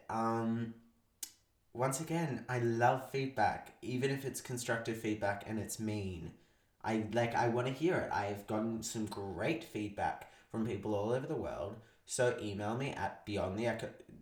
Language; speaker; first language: English; native; English